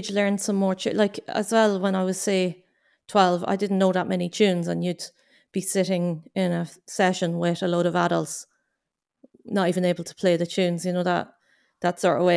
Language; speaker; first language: English; native; English